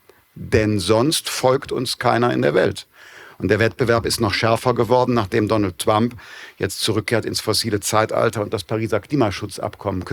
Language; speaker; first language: German; native; German